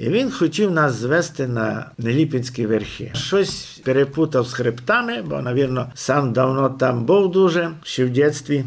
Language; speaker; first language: Ukrainian; native; Ukrainian